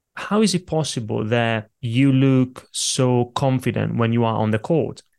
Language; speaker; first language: English; non-native, fluent; Italian